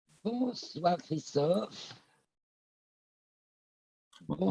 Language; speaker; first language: French; native; French